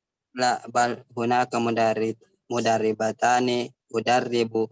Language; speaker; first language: Arabic; non-native, learner; Indonesian